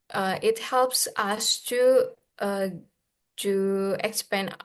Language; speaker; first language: English; non-native, learner; Indonesian